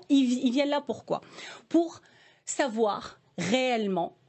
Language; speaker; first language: French; non-native, local second language; Arabic